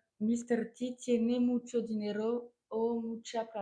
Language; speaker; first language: Spanish; non-native, learner; French